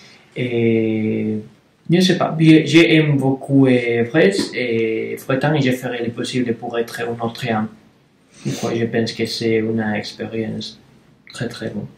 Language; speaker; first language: French; non-native, learner; Spanish